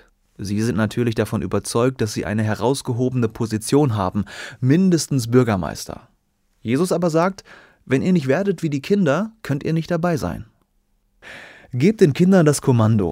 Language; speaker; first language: German; native; German